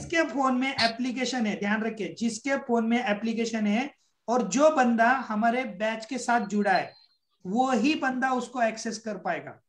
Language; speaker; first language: Hindi; non-native, local second language; Marathi